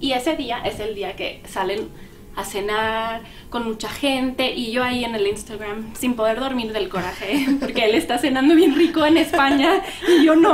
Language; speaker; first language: Spanish; native; Spanish